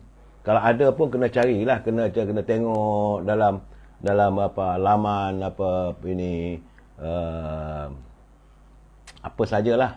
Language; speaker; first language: Malay; native; Malay